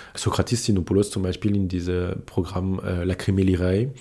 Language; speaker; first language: German; non-native, fluent; French